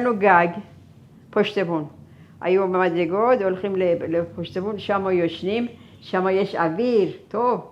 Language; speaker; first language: Hebrew; non-native, fluent; Persian